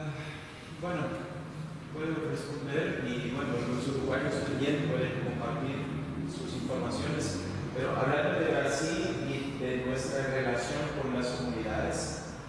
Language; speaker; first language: Spanish; non-native, fluent; Portuguese